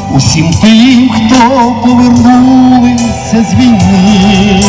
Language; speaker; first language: Ukrainian; native; Ukrainian